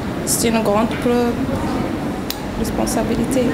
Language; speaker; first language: French; non-native, local second language; Arabic